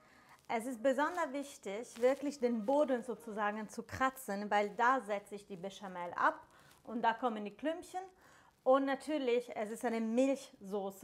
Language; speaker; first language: German; non-native, fluent; Italian